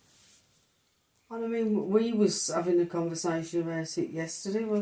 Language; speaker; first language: English; native; English